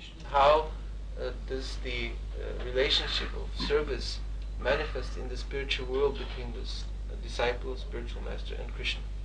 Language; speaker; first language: English; non-native, fluent; Czech